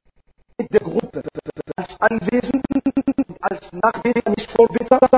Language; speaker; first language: German; non-native, learner; Arabic